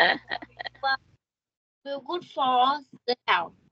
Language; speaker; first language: English; non-native, learner; Vietnamese